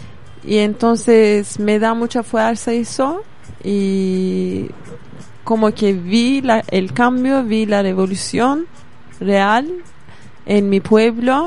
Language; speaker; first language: Spanish; non-native, fluent; Kurdish